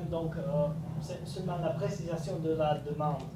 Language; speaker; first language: French; non-native, fluent; Slovak